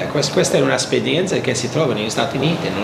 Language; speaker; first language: Italian; non-native, learner; English